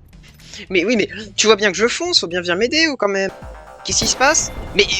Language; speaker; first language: French; native; French